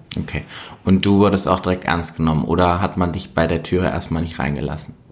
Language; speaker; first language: German; native; German